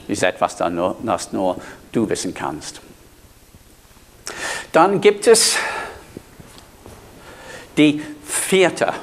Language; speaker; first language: German; non-native, fluent; English